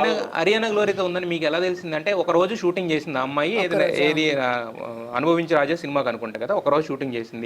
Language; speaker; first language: Telugu; native; Telugu